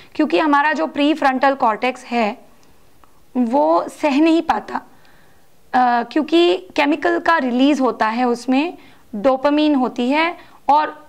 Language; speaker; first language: Hindi; non-native, local second language; Marathi